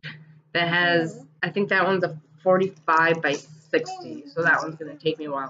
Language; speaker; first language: English; native; English